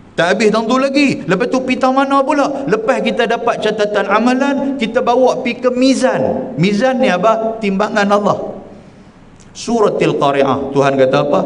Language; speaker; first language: Malay; native; Malay